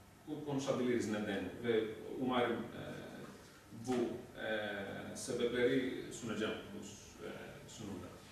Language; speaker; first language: Turkish; non-native, learner; Greek